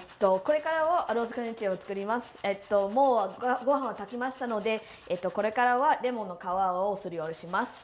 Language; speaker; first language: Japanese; non-native, fluent; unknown